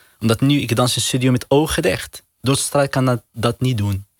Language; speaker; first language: Dutch; non-native, learner; Arabic